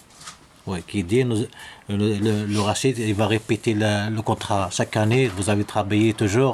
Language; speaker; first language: French; non-native, local second language; Arabic